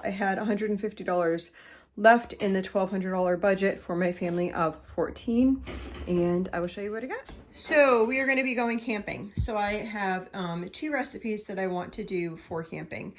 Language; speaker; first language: English; native; English